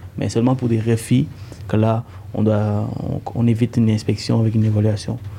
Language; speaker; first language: French; early bilingual, other home language; Tamil